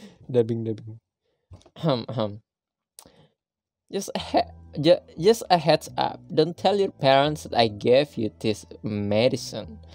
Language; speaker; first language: English; non-native, fluent; Indonesian